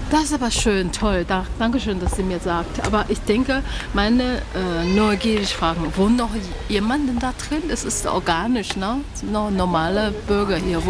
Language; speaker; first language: German; non-native, learner; Chinese